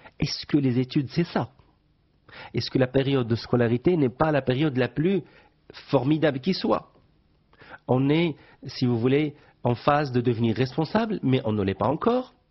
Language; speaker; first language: French; non-native, local second language; Arabic